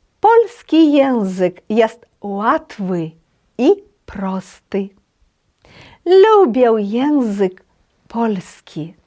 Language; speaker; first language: Polish; non-native, fluent; Ukrainian